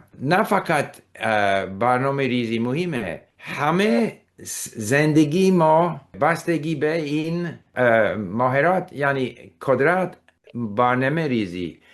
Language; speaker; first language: Persian; non-native, learner; English